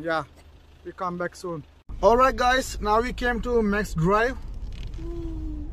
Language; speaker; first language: English; non-native, learner; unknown